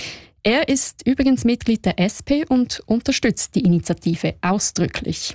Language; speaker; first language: German; native; German